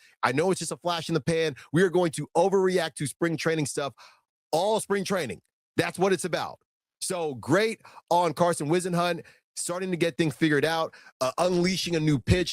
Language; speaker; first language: English; native; English